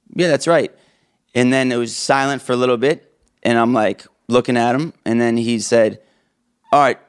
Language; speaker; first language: English; native; English